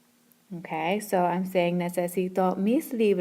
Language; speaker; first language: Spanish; non-native, fluent; English